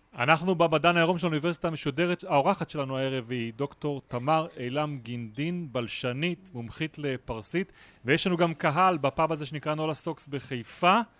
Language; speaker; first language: Hebrew; native; Hebrew